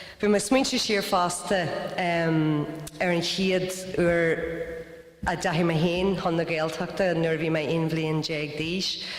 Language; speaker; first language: Irish; non-native, local second language; English